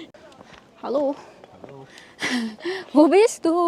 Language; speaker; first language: German; non-native, learner; Khmer